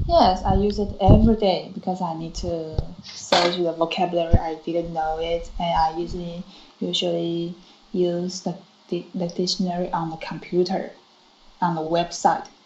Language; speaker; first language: English; non-native, learner; Chinese